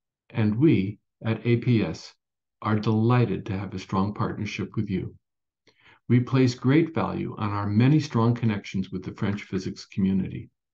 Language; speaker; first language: English; native; English